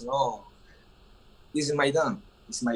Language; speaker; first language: English; non-native, learner; Spanish